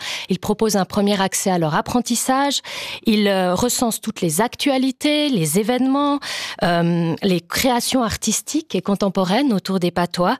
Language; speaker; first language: French; native; French